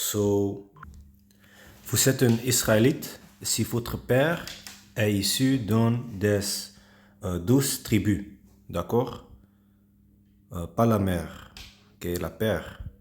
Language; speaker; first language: French; non-native, learner; English